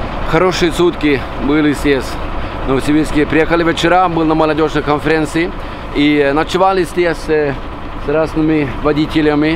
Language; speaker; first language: Russian; non-native, fluent; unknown